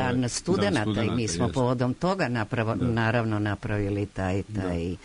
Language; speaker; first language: Croatian; native; Croatian